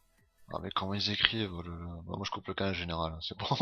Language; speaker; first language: French; native; French